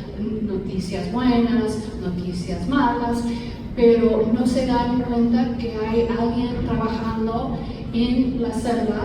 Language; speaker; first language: Spanish; non-native, fluent; English